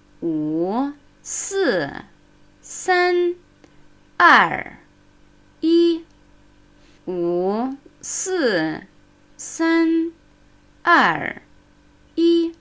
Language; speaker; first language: Chinese; non-native, fluent; German